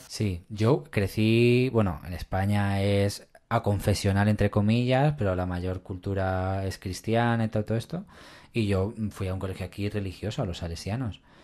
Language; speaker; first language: Spanish; native; Spanish